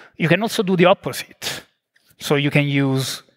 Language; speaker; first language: English; non-native, fluent; Italian